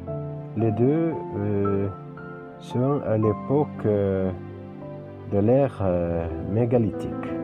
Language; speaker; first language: French; non-native, fluent; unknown